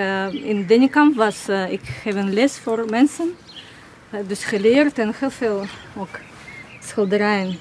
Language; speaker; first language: Dutch; non-native, learner; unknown